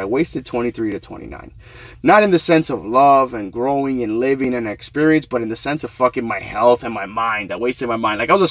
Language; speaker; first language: English; native; English